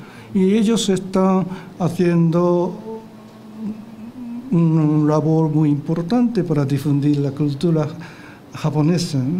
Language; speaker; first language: Spanish; non-native, fluent; Japanese